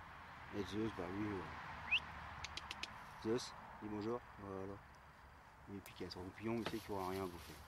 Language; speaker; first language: French; native; French